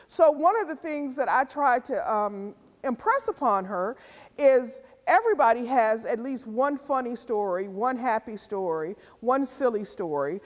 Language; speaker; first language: English; native; English